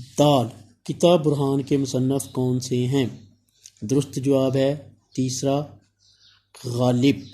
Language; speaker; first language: Urdu; non-native, local second language; Punjabi